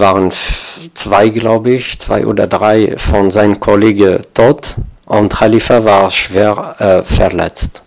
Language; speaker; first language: German; non-native, learner; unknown